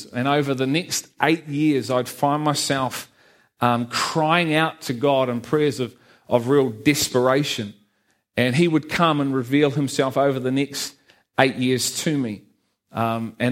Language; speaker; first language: English; native; English